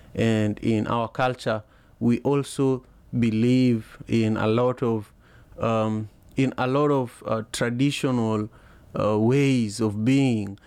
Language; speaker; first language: English; non-native, local second language; Luo (Kenya and Tanzania)